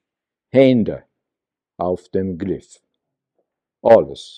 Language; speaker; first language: German; non-native, learner; English